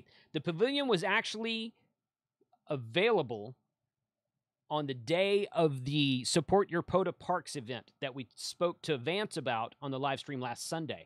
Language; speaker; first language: English; native; English